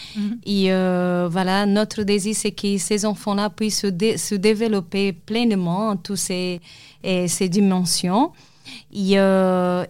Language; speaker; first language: French; non-native, fluent; Portuguese